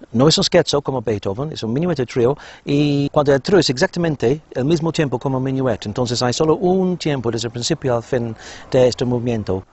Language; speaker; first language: Spanish; non-native, fluent; English